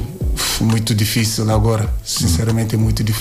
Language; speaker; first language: Portuguese; non-native, learner; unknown